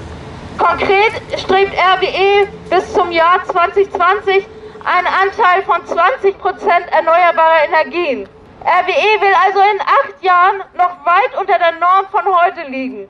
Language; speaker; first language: German; native; German